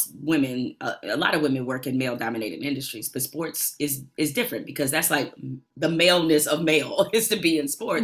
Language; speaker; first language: English; native; English